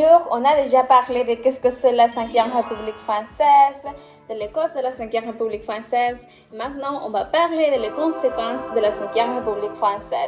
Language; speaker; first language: French; non-native, learner; Spanish